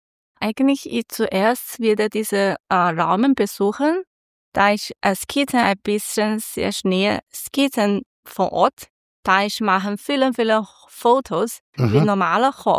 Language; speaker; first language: German; non-native, learner; Chinese